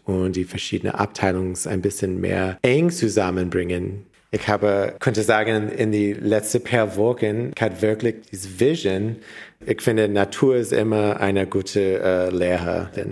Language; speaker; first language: German; non-native, learner; English